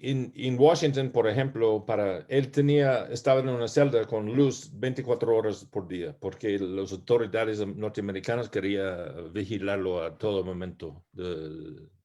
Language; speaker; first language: Spanish; non-native, learner; English